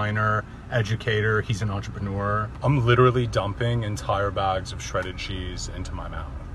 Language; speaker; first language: English; native; English